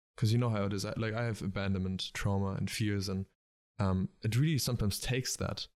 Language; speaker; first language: English; early bilingual, other home language; German